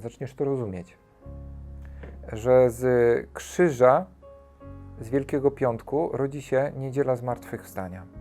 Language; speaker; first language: Polish; native; Polish